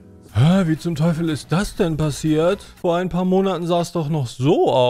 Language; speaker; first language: German; native; German